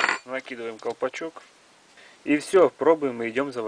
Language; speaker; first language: Russian; native; Russian